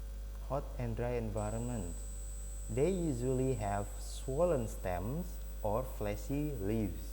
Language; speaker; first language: English; non-native, learner; Indonesian